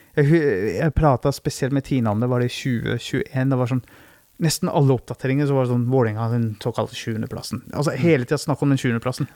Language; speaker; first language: Norwegian; early bilingual, other home language; Persian